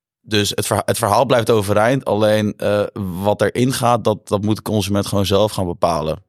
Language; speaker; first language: Dutch; native; Dutch